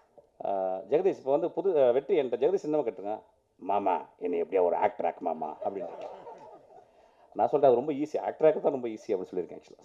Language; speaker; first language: Tamil; native; Tamil